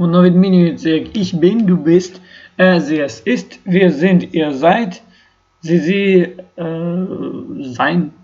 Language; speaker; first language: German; non-native, learner; Ukrainian